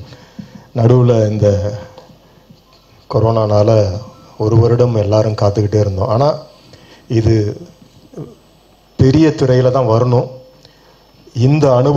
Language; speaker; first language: Tamil; native; Tamil